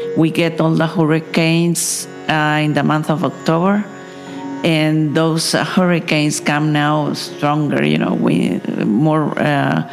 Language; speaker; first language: English; non-native, fluent; Spanish